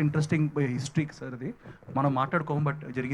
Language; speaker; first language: Telugu; native; Telugu